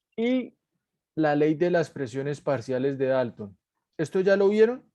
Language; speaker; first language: Spanish; native; Spanish